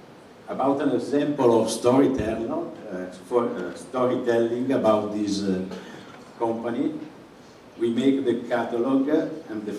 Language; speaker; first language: English; non-native, fluent; Italian